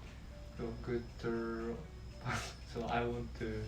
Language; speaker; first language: English; non-native, learner; Japanese